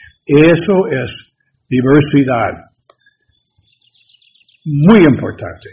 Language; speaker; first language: Spanish; non-native, learner; English